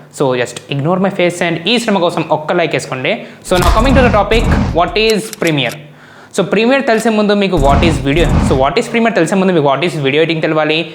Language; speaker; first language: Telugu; non-native, local second language; Urdu